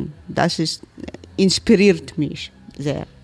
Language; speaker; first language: German; non-native, learner; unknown